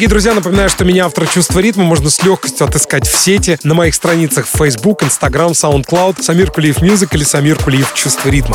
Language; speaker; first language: Russian; native; Russian